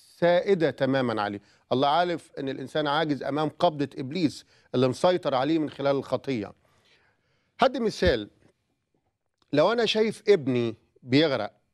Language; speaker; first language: Arabic; native; Arabic